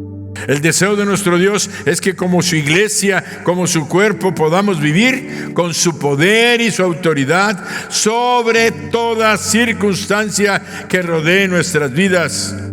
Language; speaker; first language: Spanish; native; Spanish